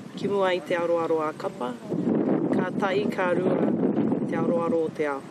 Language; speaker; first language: Māori; native; Māori